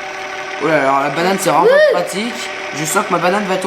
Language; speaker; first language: French; native; French